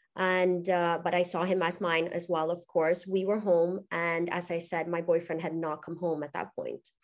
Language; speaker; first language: English; non-native, fluent; Swedish